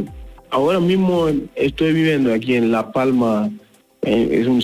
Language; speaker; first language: Spanish; non-native, learner; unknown